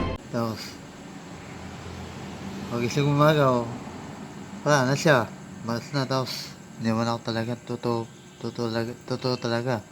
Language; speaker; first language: Filipino; non-native, local second language; Cebuano